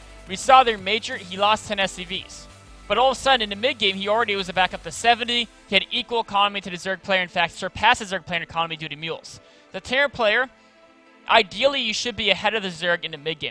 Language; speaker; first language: English; native; English